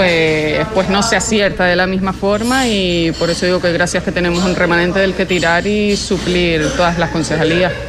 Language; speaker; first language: Spanish; native; Spanish